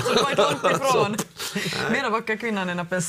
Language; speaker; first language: Swedish; native; Swedish